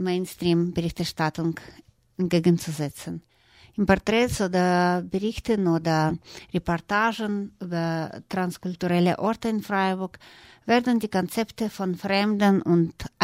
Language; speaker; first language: German; non-native, fluent; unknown